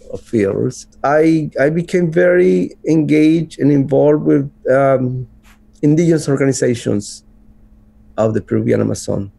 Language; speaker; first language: English; non-native, fluent; Spanish